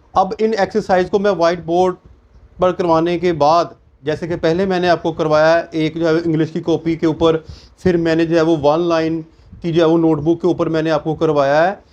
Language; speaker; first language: Urdu; native; Urdu